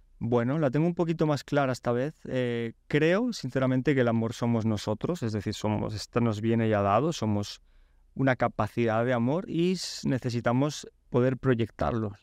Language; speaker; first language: Spanish; early bilingual, other home language; Polish